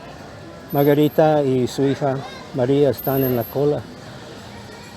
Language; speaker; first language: Spanish; non-native, learner; English